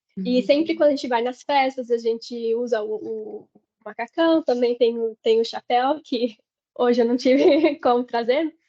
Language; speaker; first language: Portuguese; native; Portuguese